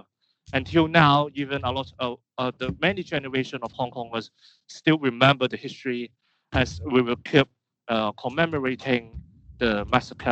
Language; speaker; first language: English; non-native, local second language; Cantonese